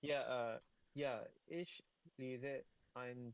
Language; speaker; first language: German; non-native, learner; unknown